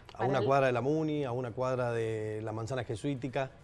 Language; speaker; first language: Spanish; native; Spanish